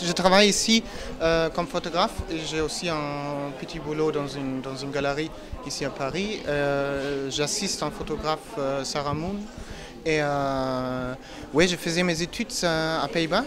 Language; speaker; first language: French; non-native, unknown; German